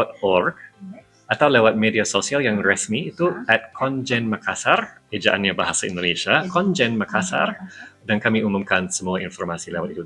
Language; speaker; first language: Indonesian; non-native, fluent; English